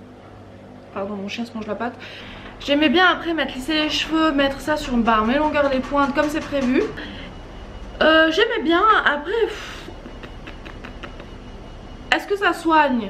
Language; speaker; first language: French; native; French